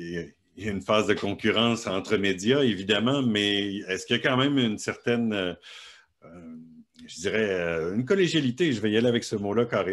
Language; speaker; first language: French; native; French